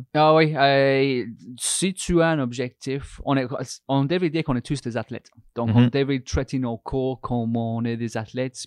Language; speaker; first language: French; non-native, fluent; English